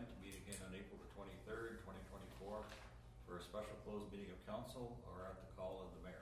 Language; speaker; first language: English; native; English